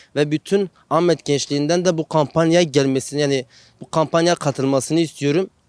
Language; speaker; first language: Turkish; non-native, local second language; Kurdish